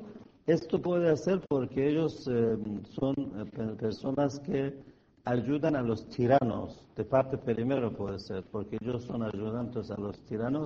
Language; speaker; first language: Spanish; non-native, fluent; Persian